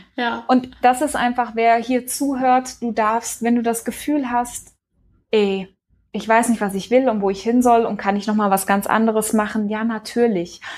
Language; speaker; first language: German; early bilingual, heritage; German